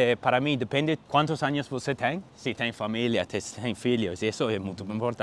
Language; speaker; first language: Portuguese; non-native, fluent; English